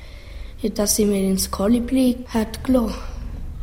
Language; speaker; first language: German; early bilingual, other home language; Italian